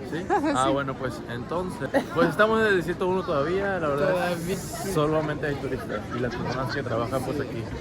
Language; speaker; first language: Spanish; native; Spanish